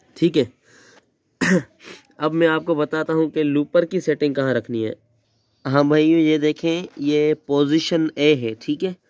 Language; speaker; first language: Urdu; non-native, local second language; Sindhi